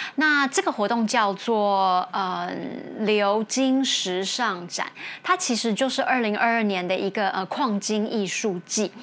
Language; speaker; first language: Chinese; non-native, local second language; Min Nan Chinese